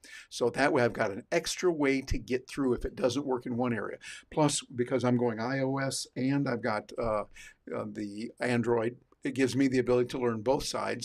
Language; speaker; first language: English; native; English